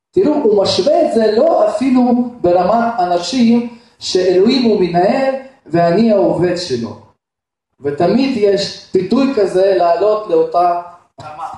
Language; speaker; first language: Hebrew; non-native, fluent; Russian